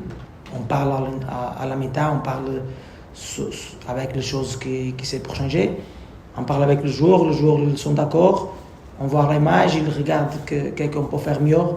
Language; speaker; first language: French; non-native, learner; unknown